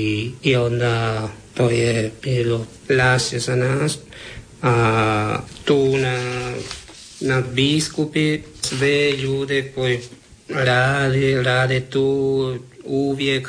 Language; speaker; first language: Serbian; non-native, learner; Spanish